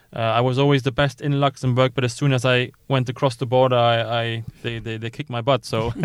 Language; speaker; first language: English; non-native, fluent; Luxembourgish